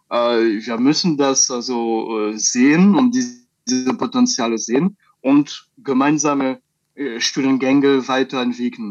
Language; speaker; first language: German; non-native, fluent; French